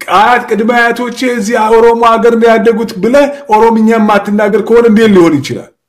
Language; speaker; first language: Amharic; non-native, local second language; Oromo